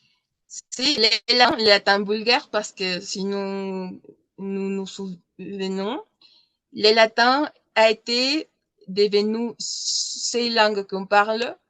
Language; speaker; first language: French; non-native, learner; Spanish